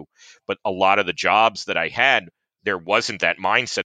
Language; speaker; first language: English; native; English